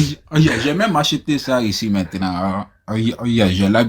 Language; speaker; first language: French; non-native, local second language; Susu